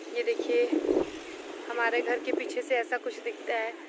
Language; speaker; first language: Hindi; native; Hindi